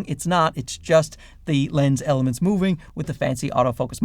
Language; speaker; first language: English; native; English